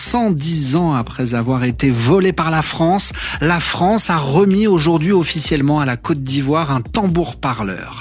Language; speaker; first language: French; native; French